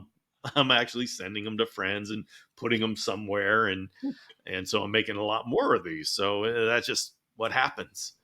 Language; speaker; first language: English; native; English